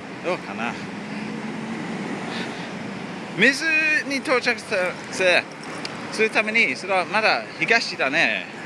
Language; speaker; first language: Japanese; non-native, learner; English